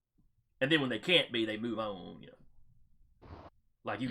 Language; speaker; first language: English; native; English